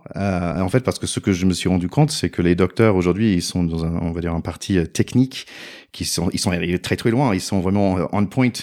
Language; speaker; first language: French; non-native, fluent; English